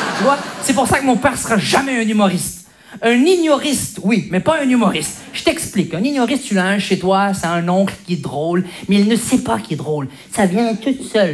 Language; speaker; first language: French; early bilingual, other home language; Arabic